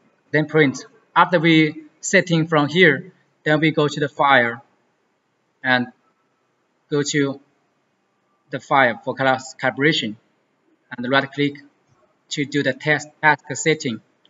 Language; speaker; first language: English; non-native, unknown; Chinese